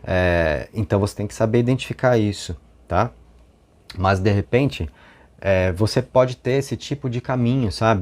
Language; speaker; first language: Portuguese; native; Portuguese